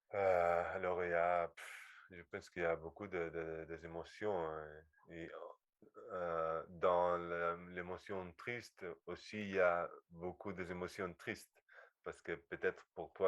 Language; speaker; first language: French; non-native, learner; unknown